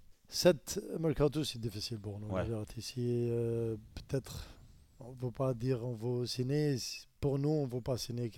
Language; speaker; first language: French; non-native, learner; Arabic